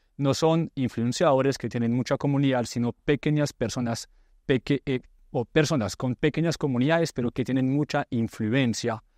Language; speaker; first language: Spanish; non-native, fluent; French